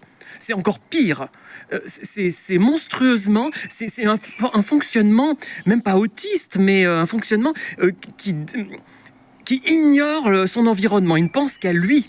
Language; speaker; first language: French; native; French